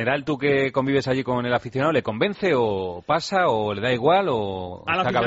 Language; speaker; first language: Spanish; native; Spanish